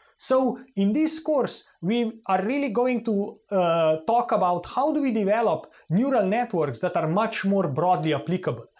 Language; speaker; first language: English; non-native, fluent; Slovenian